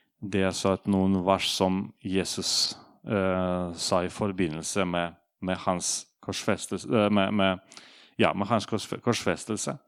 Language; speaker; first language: Norwegian; non-native, fluent; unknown